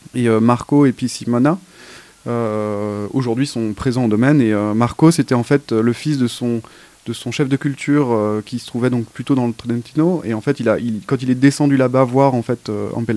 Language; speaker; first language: French; native; French